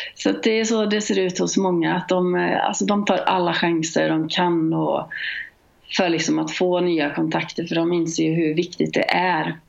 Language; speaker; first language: Swedish; native; Swedish